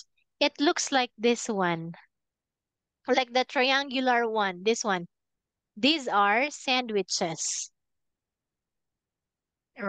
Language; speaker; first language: English; non-native, fluent; Filipino